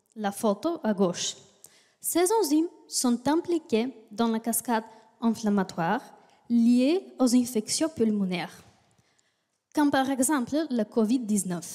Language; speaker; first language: French; non-native, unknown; Bulgarian